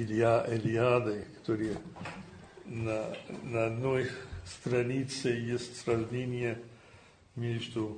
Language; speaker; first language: Russian; non-native, fluent; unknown